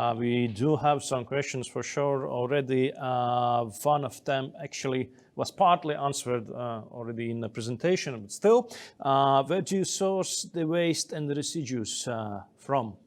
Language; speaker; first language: English; non-native, fluent; Latvian